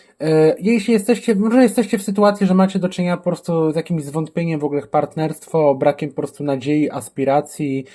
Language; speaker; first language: Polish; native; Polish